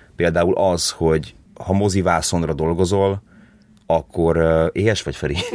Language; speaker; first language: Hungarian; early bilingual, heritage; Hungarian